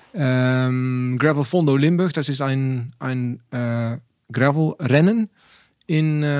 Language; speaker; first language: German; non-native, learner; Dutch